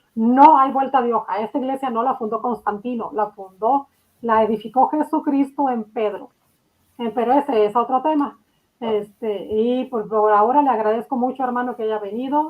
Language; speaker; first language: Spanish; native; Spanish